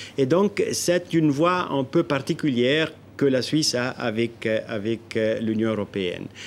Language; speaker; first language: French; non-native, local second language; Italian